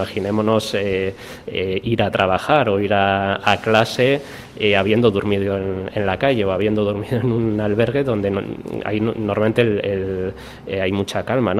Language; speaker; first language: Spanish; native; Spanish